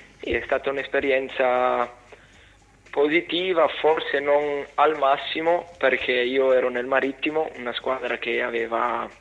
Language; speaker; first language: Italian; native; Italian